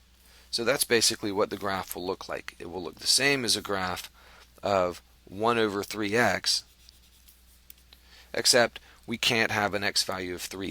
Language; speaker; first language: English; native; English